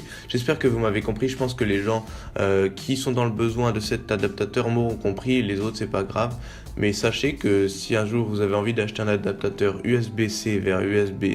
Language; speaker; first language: French; native; French